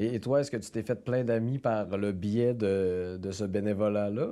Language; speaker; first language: French; native; French